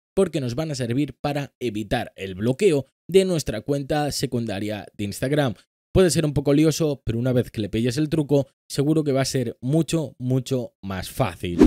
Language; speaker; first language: Spanish; native; Spanish